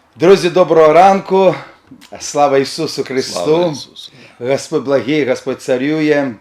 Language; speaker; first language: Ukrainian; non-native, local second language; Russian